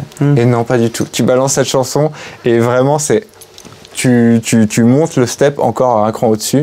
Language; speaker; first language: French; native; French